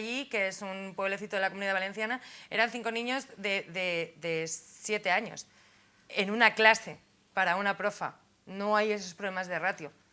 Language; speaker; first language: Spanish; native; Spanish